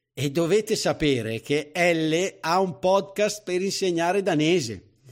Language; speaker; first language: Italian; native; Italian